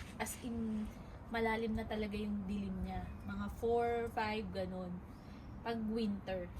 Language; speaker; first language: Filipino; native; Filipino